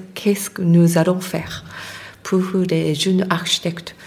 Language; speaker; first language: French; non-native, fluent; Japanese